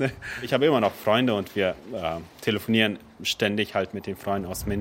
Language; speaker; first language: German; early bilingual, other home language; Russian